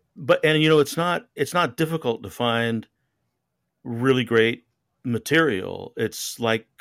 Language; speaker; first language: English; native; English